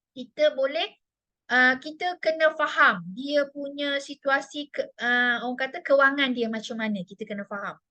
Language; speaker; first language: Malay; non-native, local second language; Chinese